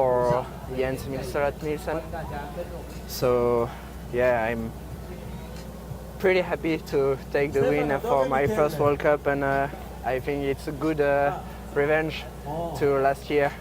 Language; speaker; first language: English; non-native, fluent; French